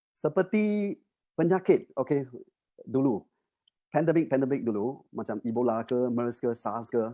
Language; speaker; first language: Malay; non-native, local second language; Chinese